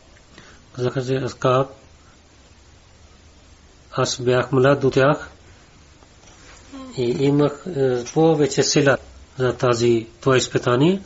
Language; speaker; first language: Bulgarian; non-native, learner; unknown